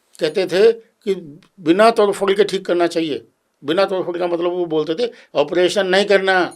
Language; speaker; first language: Hindi; native; Hindi